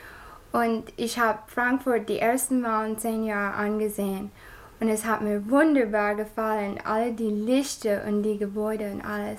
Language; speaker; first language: German; non-native, learner; English